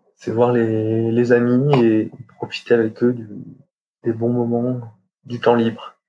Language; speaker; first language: French; native; French